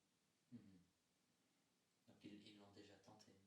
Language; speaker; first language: French; native; French